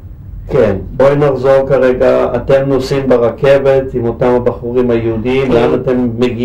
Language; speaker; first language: Hebrew; native; Hebrew